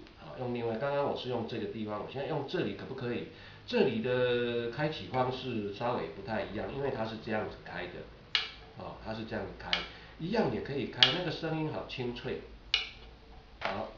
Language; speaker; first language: Chinese; native; Chinese